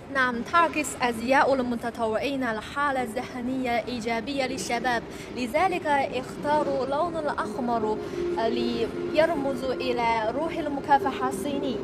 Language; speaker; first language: Arabic; non-native, fluent; Chinese